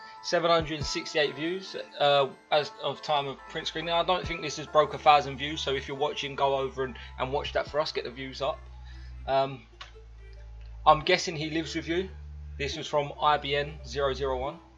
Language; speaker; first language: English; early bilingual, other home language; Italian